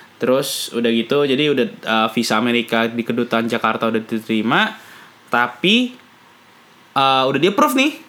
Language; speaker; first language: Indonesian; native; Indonesian